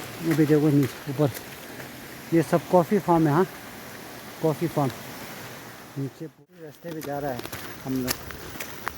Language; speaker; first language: Hindi; non-native, local second language; Tibetan